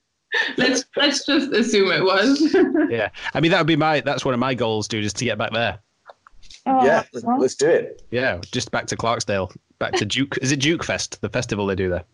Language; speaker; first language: English; non-native, fluent; German